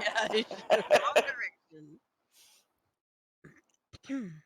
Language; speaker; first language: English; native; English